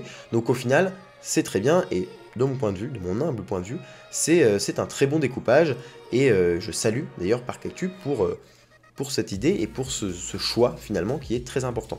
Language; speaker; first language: French; native; French